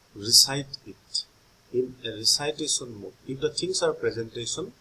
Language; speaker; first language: English; non-native, local second language; Assamese